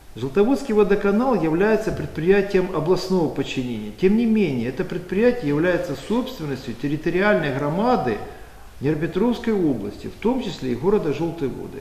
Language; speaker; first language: Russian; native; Russian